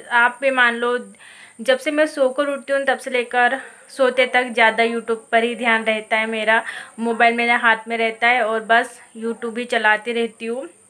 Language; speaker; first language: Hindi; non-native, local second language; Marathi